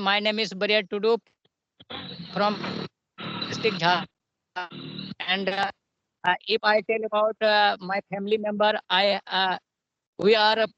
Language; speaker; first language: English; non-native, learner; Hindi